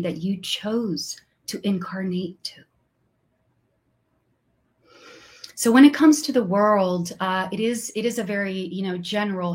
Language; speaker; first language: English; non-native, fluent; Portuguese